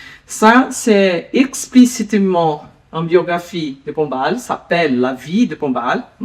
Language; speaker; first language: French; non-native, learner; Portuguese